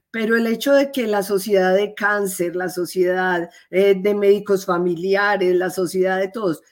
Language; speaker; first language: Spanish; native; Spanish